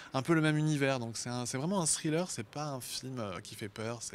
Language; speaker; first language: French; native; French